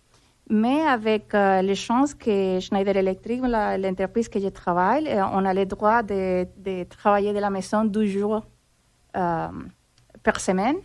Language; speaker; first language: French; non-native, fluent; Spanish